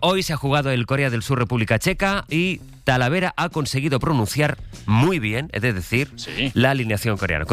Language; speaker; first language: Spanish; native; Spanish